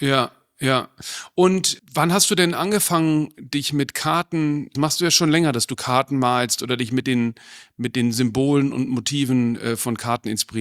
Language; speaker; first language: German; native; German